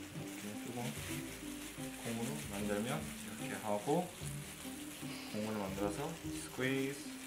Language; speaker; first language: Korean; early bilingual, heritage; English